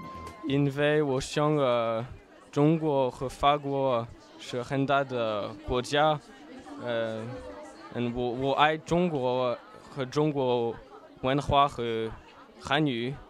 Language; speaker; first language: Chinese; non-native, learner; French